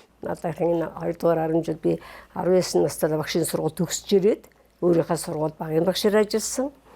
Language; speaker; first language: Mongolian; non-native, local second language; Kazakh